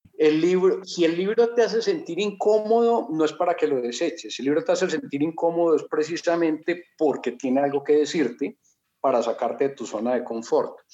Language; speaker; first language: Spanish; native; Spanish